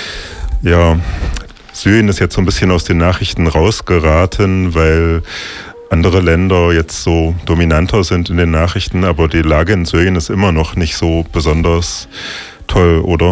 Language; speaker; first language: German; native; German